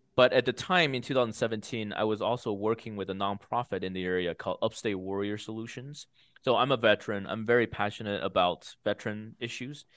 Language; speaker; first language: English; early bilingual, other home language; Chinese